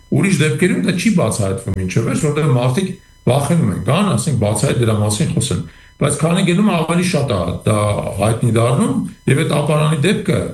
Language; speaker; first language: Armenian; native; Armenian